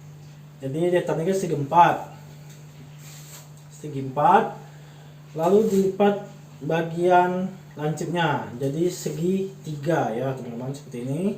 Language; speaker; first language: Indonesian; native; Indonesian